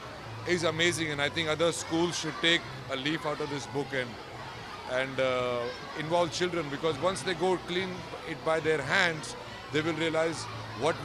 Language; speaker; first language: English; non-native, local second language; Hindi